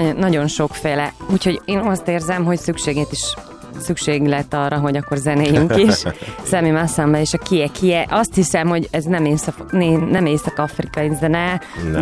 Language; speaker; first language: Hungarian; native; Hungarian